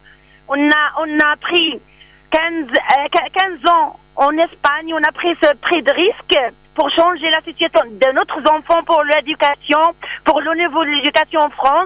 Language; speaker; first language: French; non-native, learner; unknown